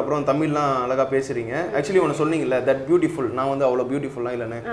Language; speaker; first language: Tamil; native; Tamil